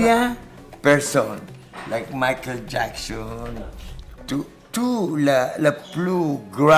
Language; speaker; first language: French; non-native, learner; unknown